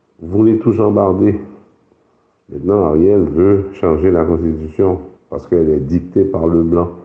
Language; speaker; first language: French; non-native, local second language; Haitian Creole